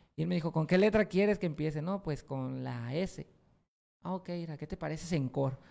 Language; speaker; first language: Spanish; native; Spanish